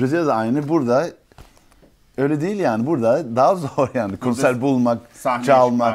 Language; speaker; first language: Turkish; early bilingual, heritage; Turkish